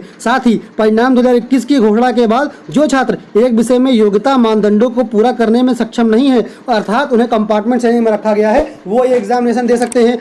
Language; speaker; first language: Hindi; native; Hindi